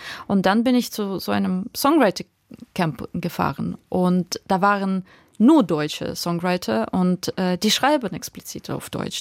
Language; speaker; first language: German; non-native, fluent; Russian